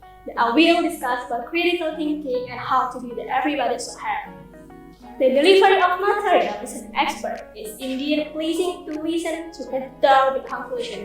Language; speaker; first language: English; non-native, learner; Indonesian